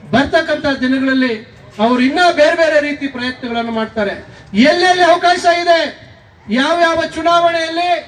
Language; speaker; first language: Kannada; native; Kannada